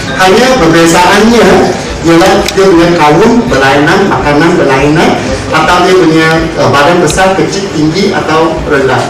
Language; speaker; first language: Malay; non-native, local second language; Chinese